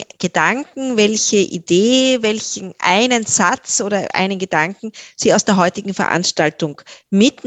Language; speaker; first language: German; native; German